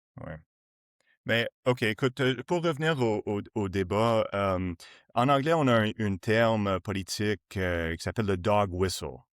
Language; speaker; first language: French; non-native, local second language; English